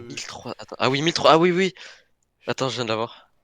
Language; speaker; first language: French; native; French